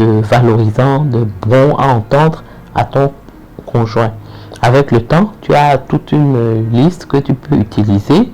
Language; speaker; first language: French; native; French